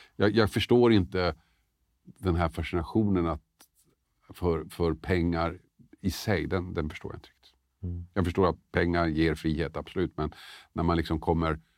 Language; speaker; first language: Swedish; native; Swedish